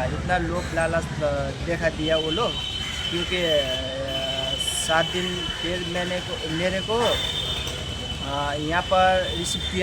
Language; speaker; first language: Hindi; non-native, local second language; Nepali